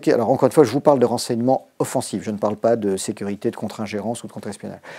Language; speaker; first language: French; native; French